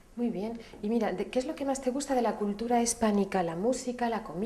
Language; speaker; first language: Spanish; native; Spanish